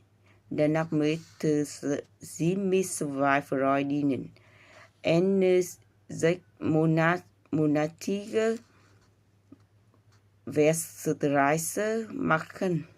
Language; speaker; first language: German; non-native, learner; Vietnamese